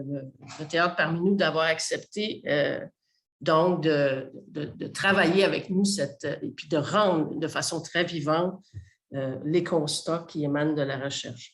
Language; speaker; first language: French; native; French